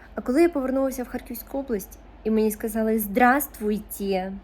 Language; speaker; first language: Ukrainian; non-native, local second language; Russian